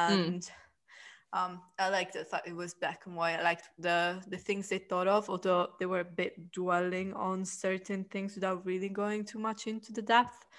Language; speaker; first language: English; non-native, fluent; Italian